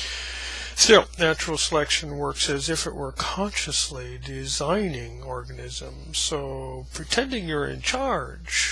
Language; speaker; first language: English; native; English